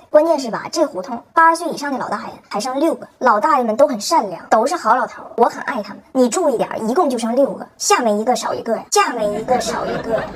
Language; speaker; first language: Chinese; non-native, fluent; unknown